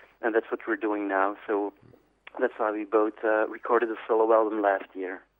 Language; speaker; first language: English; non-native, fluent; Dutch